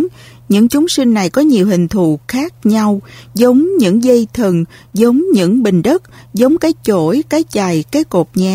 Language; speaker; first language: Vietnamese; native; Vietnamese